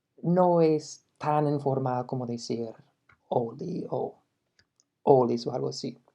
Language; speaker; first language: Spanish; non-native, fluent; English